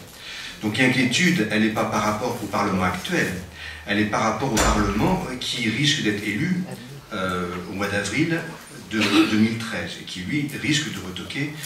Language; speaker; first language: French; native; French